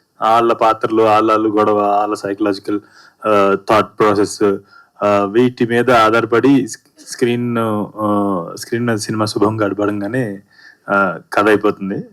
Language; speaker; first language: Telugu; native; Telugu